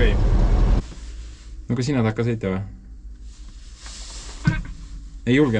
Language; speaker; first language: Estonian; native; Estonian